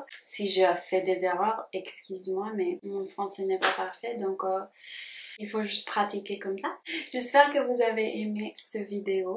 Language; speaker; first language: French; non-native, fluent; Spanish